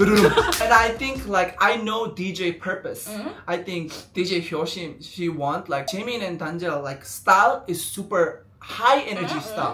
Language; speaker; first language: English; non-native, fluent; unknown